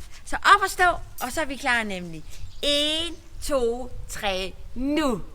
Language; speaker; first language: Danish; native; Danish